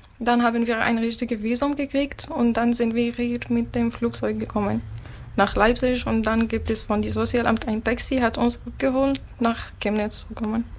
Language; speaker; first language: German; non-native, learner; Arabic